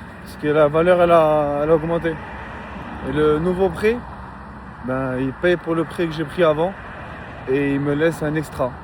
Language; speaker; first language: French; non-native, local second language; Arabic